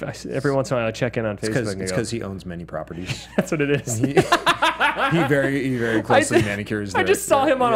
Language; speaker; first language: English; native; English